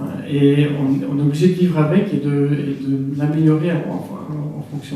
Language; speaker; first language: French; native; French